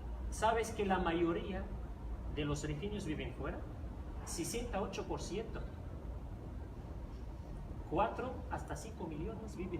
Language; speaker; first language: Spanish; non-native, fluent; Riffian